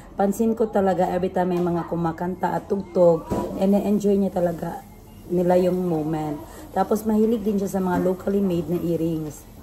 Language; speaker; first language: Filipino; non-native, local second language; Cebuano